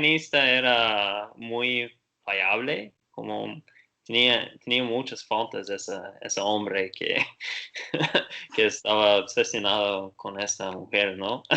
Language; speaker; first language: Spanish; non-native, learner; Portuguese